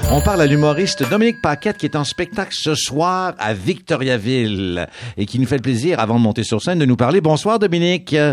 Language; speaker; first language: French; native; French